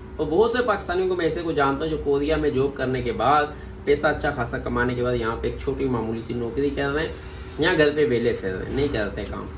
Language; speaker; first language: Urdu; non-native, local second language; Punjabi